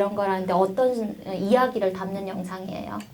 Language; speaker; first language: Korean; native; Korean